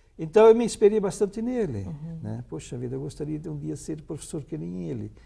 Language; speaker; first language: Portuguese; non-native, local second language; German